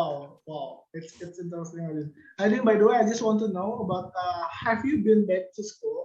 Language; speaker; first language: English; non-native, learner; Indonesian